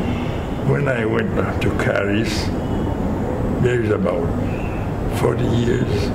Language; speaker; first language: English; non-native, fluent; Haitian Creole